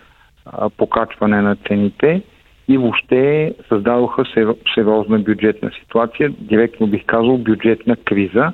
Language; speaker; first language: Bulgarian; native; Bulgarian